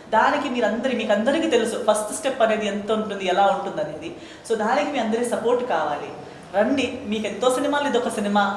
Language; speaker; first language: Telugu; non-native, fluent; Konkani